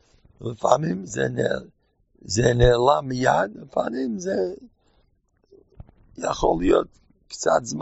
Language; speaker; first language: Hebrew; non-native, fluent; English